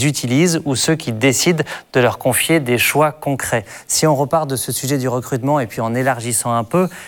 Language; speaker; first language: French; native; French